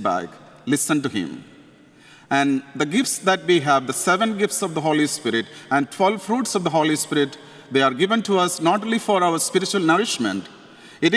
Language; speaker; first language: English; non-native, local second language; Malayalam